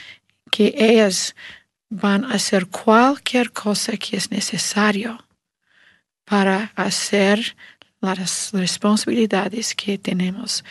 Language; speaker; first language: Spanish; non-native, learner; English